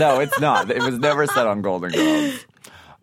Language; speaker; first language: English; native; English